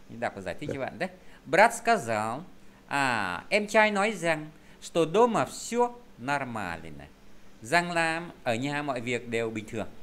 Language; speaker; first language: Vietnamese; native; Vietnamese